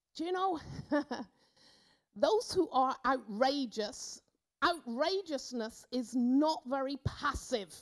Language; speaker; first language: English; native; English